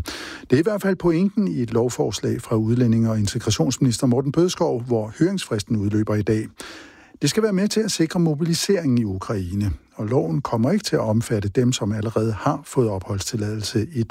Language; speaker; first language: Danish; native; Danish